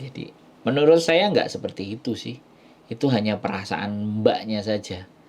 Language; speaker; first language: Indonesian; non-native, local second language; Javanese